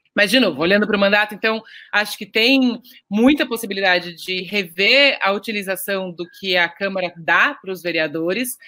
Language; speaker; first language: Portuguese; native; Portuguese